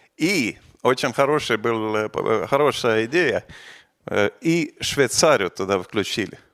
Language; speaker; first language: Russian; non-native, fluent; Estonian